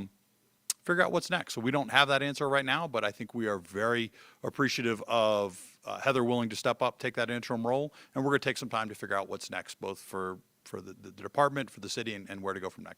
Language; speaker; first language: English; native; English